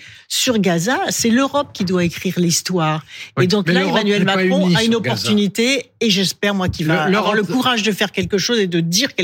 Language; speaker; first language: French; native; French